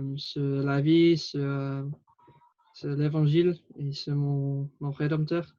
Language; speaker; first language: French; non-native, fluent; English